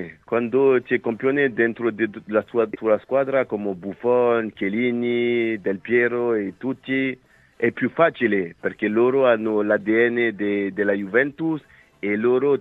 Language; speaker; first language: Italian; non-native, fluent; French